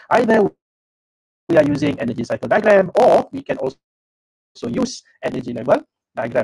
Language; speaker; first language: English; non-native, local second language; Malay